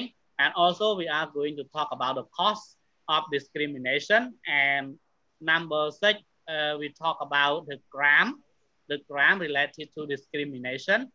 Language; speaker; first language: English; non-native, fluent; Khmer